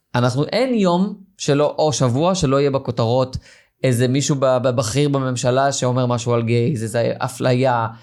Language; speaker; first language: Hebrew; native; Hebrew